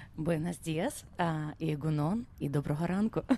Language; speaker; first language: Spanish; non-native, learner; Ukrainian